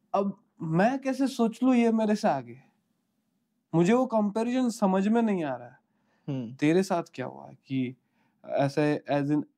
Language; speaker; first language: Hindi; non-native, local second language; Gujarati